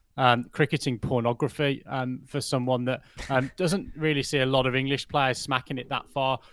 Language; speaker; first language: English; native; English